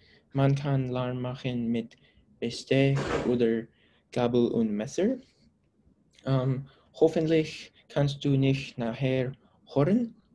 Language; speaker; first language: German; non-native, learner; English